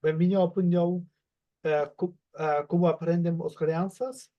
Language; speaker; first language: Portuguese; non-native, learner; German